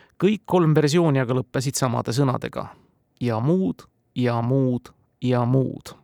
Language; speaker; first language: Estonian; native; Estonian